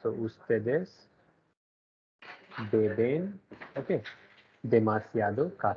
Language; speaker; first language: Spanish; non-native, fluent; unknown